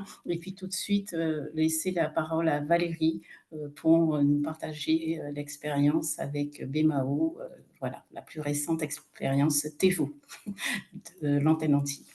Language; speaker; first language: French; native; French